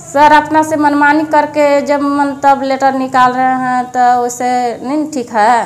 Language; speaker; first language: Hindi; native; Hindi